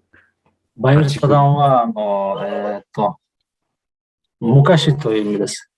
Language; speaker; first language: Japanese; non-native, fluent; Kyrgyz